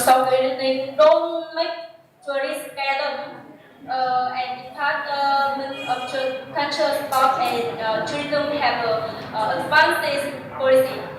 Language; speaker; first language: English; non-native, learner; Vietnamese